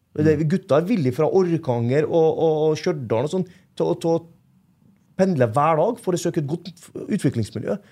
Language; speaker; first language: Norwegian; non-native, fluent; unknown